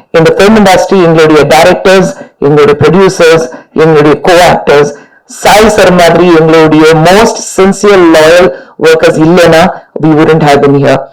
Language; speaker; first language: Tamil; non-native, fluent; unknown